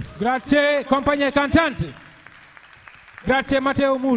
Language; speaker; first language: Italian; non-native, learner; Wolof